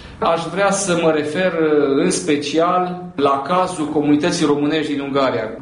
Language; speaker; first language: Romanian; native; Romanian